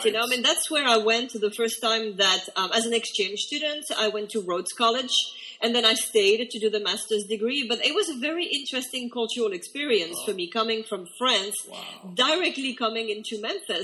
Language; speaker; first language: English; non-native, fluent; French